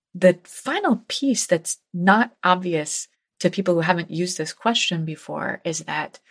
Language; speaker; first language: English; native; English